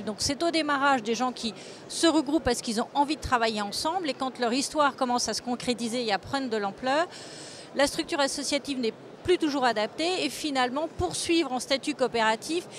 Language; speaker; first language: French; native; French